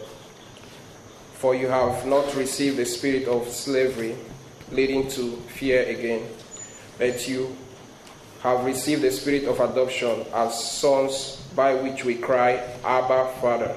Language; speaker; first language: English; non-native, local second language; Igbo